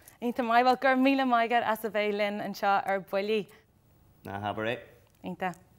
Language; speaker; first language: Irish; native; Irish